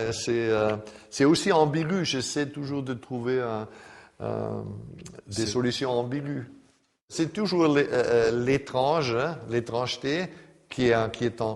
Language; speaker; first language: French; non-native, fluent; German